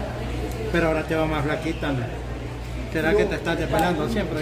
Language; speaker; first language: Spanish; native; Spanish